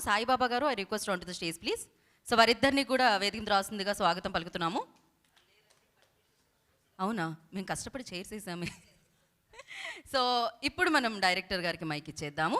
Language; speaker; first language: Telugu; native; Telugu